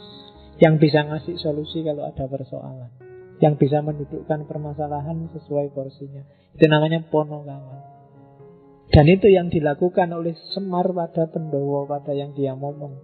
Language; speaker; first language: Indonesian; non-native, local second language; Javanese